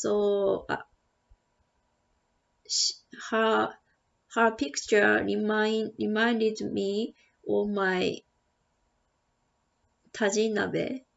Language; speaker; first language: English; non-native, learner; Japanese